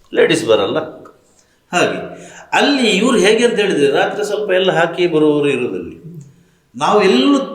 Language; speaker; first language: Kannada; non-native, local second language; Tulu